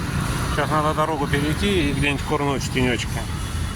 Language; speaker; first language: Russian; native; Russian